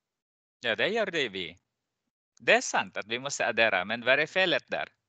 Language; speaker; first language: Swedish; non-native, fluent; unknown